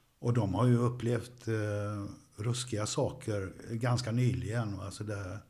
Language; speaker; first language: Swedish; early bilingual, other home language; Yiddish